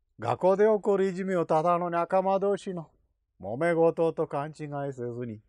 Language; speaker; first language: Japanese; non-native, fluent; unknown